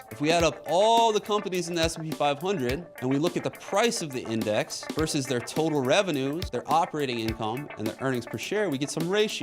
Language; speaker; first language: English; native; English